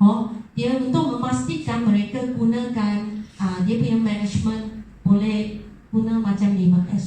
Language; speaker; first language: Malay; non-native, local second language; Chinese